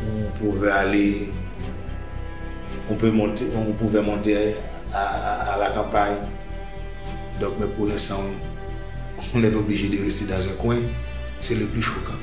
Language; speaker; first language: French; non-native, local second language; Haitian Creole